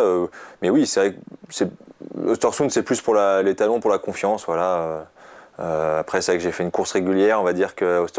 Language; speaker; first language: French; native; French